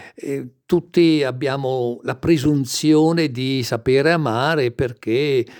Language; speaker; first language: Italian; native; Italian